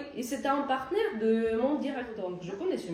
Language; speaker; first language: French; non-native, learner; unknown